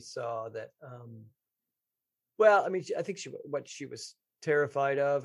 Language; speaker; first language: English; native; English